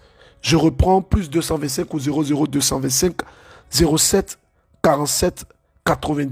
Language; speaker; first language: French; native; French